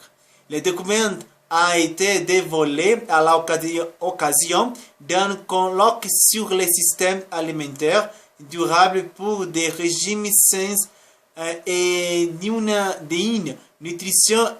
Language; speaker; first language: French; non-native, learner; Spanish